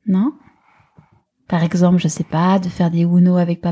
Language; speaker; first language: French; native; French